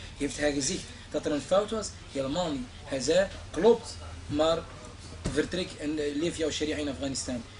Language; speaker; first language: Dutch; early bilingual, other home language; Arabic